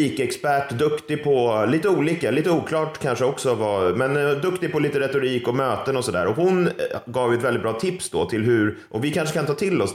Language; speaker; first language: Swedish; native; Swedish